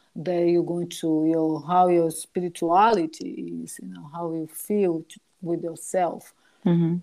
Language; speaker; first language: English; non-native, fluent; Portuguese